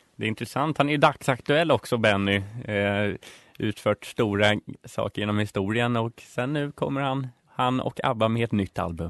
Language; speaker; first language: Swedish; native; Swedish